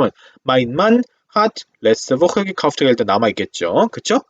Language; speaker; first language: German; non-native, fluent; Korean